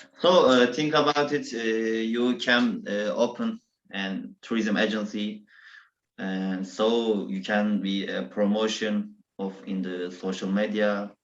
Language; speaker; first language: English; non-native, learner; Turkish